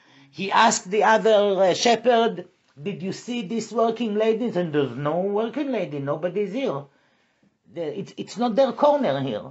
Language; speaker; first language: English; non-native, fluent; Hebrew